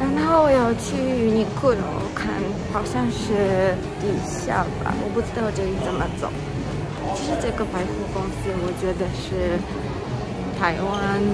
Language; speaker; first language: Chinese; non-native, fluent; Polish